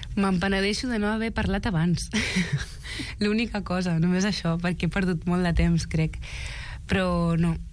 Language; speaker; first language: Catalan; early bilingual, other home language; Arabic